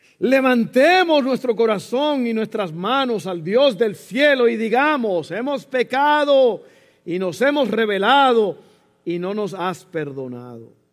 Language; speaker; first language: Spanish; early bilingual, heritage; Spanish